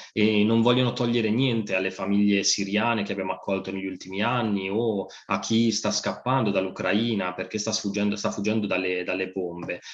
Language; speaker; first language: Italian; native; Italian